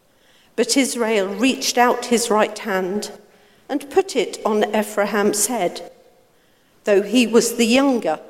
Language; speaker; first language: English; native; English